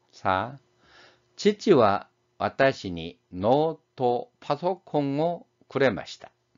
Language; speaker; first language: Japanese; non-native, fluent; Korean